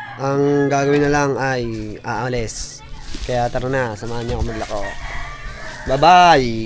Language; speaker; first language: Filipino; native; Filipino